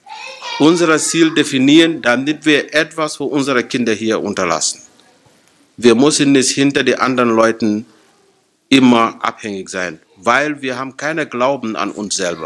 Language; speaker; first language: German; non-native, fluent; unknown